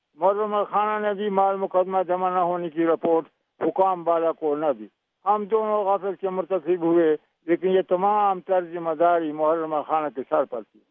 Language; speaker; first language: Urdu; non-native, local second language; Pashto